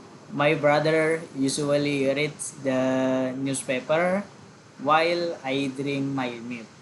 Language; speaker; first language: English; non-native, learner; Indonesian